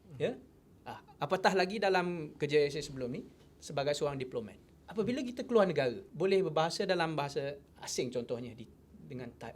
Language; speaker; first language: Malay; non-native, local second language; Chinese